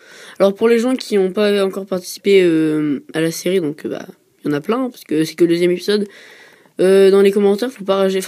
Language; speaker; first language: French; native; French